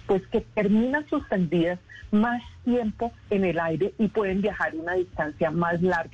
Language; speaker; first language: Spanish; native; Spanish